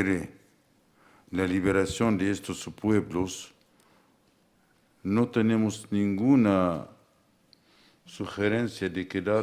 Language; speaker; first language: Spanish; non-native, fluent; Arabic